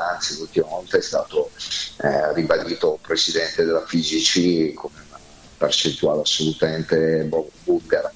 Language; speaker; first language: Italian; native; Italian